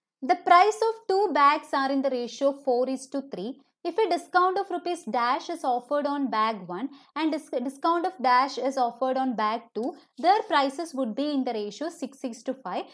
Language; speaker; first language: English; non-native, local second language; Malayalam